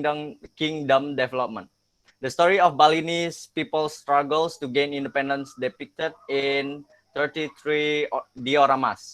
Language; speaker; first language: English; non-native, learner; Indonesian